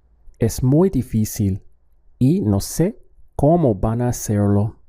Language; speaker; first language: Spanish; non-native, fluent; English